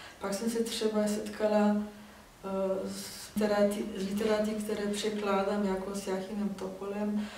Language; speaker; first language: Czech; non-native, fluent; Slovenian